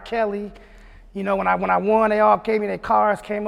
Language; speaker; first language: English; native; English